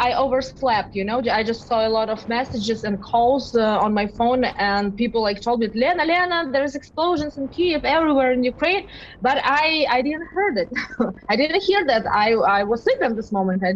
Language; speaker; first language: English; non-native, learner; Russian